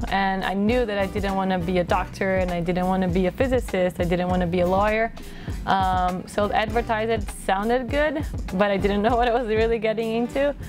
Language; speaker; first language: English; non-native, fluent; Portuguese